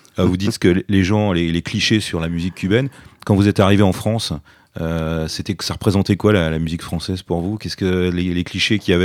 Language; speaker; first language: French; native; French